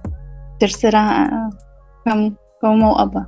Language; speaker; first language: Indonesian; non-native, learner; Arabic